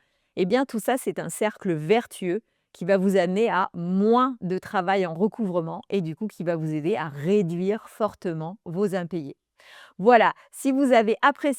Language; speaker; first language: French; native; French